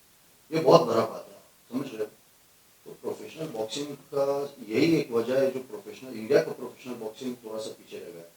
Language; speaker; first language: Hindi; non-native, fluent; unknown